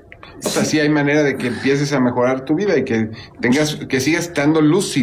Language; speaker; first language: Spanish; native; Spanish